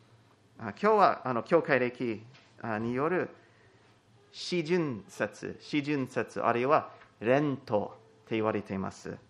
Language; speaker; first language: Japanese; non-native, fluent; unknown